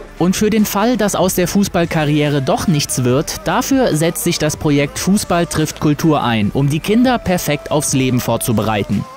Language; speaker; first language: German; native; German